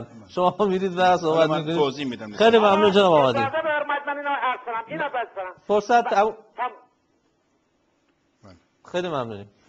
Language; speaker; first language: Persian; native; Persian